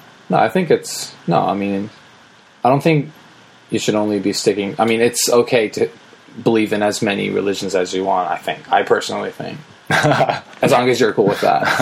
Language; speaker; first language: English; early bilingual, other home language; Japanese